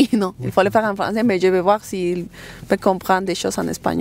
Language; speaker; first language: French; non-native, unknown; Spanish